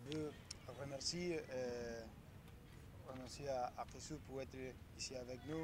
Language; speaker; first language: French; non-native, learner; Spanish